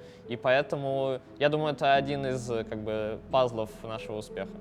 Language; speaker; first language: Russian; native; Russian